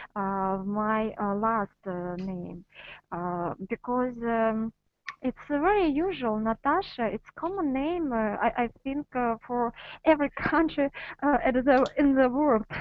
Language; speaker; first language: English; non-native, learner; Russian